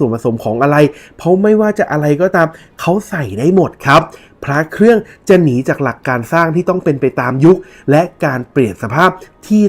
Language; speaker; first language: Thai; native; Thai